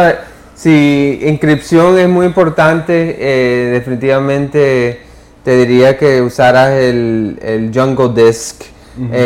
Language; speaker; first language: Spanish; early bilingual, heritage; English